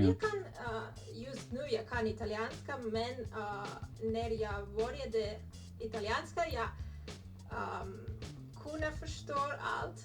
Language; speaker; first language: Swedish; non-native, learner; Spanish